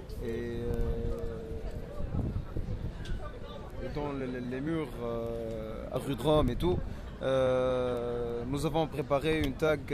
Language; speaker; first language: French; non-native, local second language; Arabic